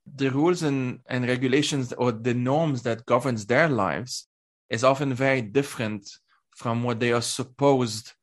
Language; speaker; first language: English; non-native, fluent; Arabic